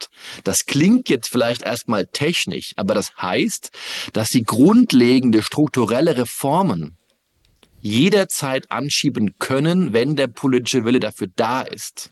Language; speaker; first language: German; native; German